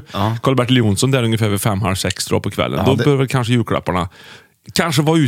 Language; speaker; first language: Swedish; native; Swedish